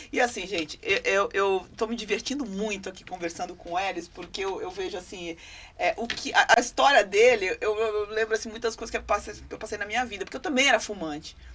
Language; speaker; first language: Portuguese; native; Portuguese